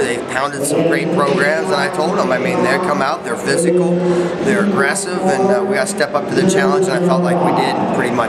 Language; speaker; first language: English; native; English